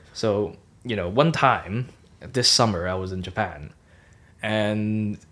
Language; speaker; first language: English; non-native, local second language; Cantonese